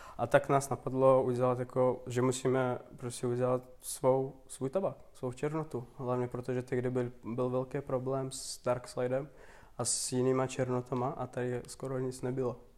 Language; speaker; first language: Czech; non-native, fluent; Turkmen